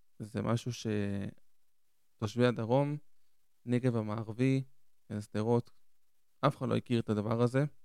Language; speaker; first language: Hebrew; early bilingual, other home language; Spanish